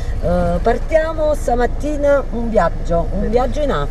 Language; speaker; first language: Italian; native; Italian